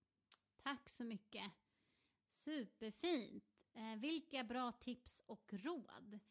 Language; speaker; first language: Swedish; non-native, local second language; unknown